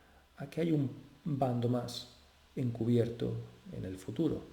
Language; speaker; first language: Spanish; native; Spanish